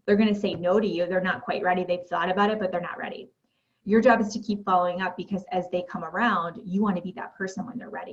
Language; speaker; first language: English; native; English